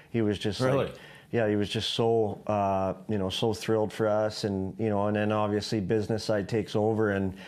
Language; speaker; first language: English; native; English